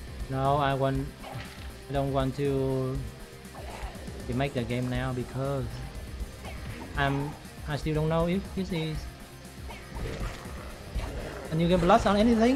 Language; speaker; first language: English; non-native, fluent; Vietnamese